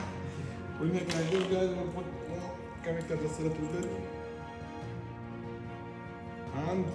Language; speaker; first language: English; non-native, learner; Arabic